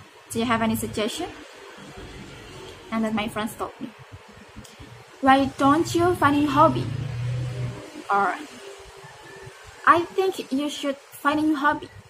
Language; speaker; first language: English; non-native, fluent; Indonesian